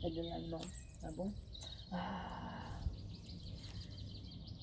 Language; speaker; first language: French; non-native, fluent; English